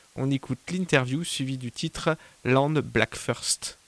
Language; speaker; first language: French; native; French